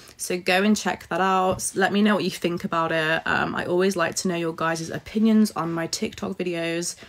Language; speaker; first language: English; native; English